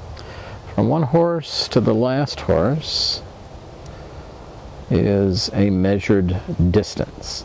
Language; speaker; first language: English; native; English